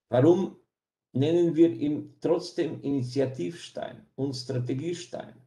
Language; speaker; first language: German; non-native, fluent; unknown